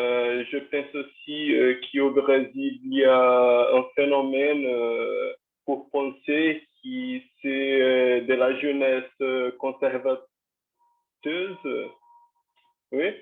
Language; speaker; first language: French; non-native, learner; Portuguese